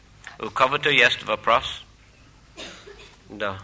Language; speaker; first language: Russian; non-native, fluent; English